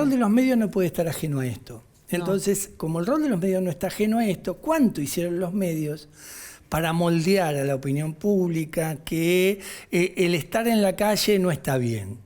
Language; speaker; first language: Spanish; native; Spanish